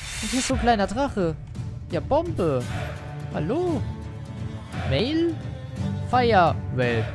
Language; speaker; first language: German; native; German